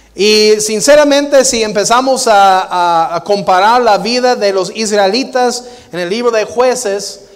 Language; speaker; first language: Spanish; non-native, fluent; English